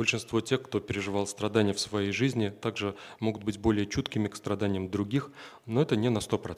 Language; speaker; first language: Russian; native; Russian